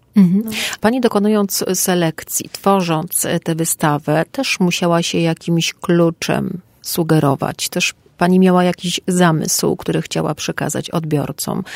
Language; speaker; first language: Polish; native; Polish